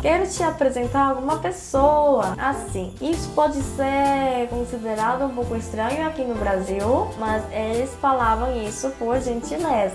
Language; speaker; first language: Portuguese; non-native, fluent; Korean